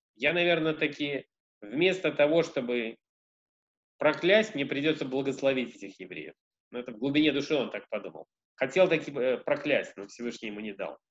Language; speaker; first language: Russian; early bilingual, heritage; Russian